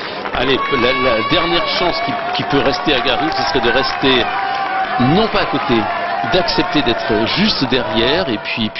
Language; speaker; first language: French; native; French